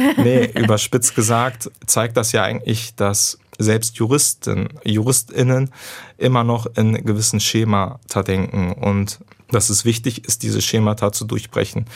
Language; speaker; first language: German; early bilingual, other home language; Turkish